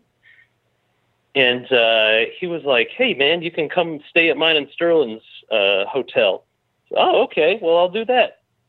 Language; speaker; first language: English; native; English